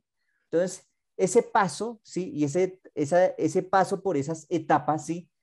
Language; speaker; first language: Spanish; native; Spanish